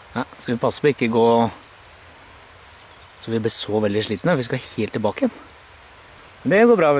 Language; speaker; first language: Norwegian; native; Norwegian